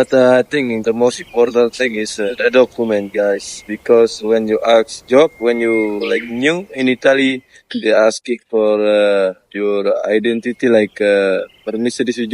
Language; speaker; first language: English; non-native, learner; Indonesian